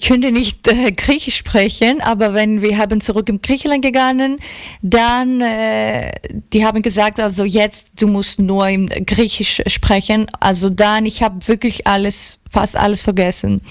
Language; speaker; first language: German; early bilingual, other home language; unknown